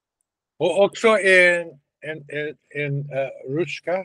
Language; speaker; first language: Swedish; non-native, learner; Russian